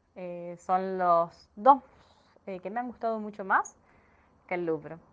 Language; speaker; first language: Spanish; native; Spanish